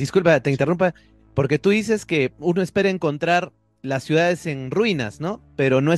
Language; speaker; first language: Spanish; native; Spanish